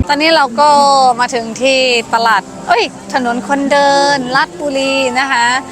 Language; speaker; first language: Thai; non-native, fluent; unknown